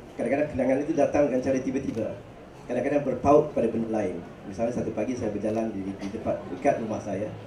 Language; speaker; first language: Malay; native; Malay